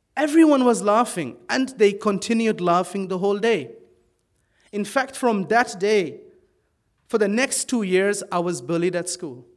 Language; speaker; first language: English; early bilingual, other home language; Dutch